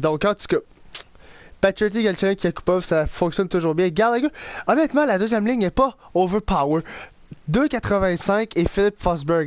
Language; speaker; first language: French; native; French